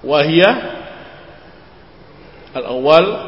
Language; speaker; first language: Arabic; non-native, learner; Indonesian